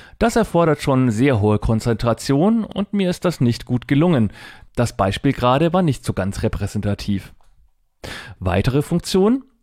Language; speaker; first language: German; native; German